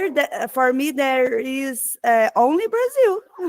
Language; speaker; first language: English; non-native, learner; Portuguese